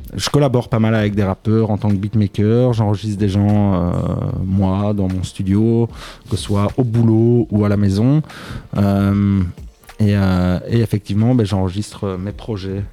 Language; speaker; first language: French; native; French